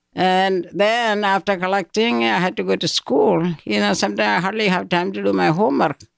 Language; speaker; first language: English; non-native, local second language; Malayalam